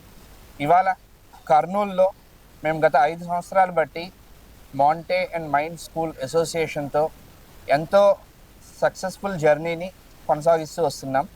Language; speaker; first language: Telugu; native; Telugu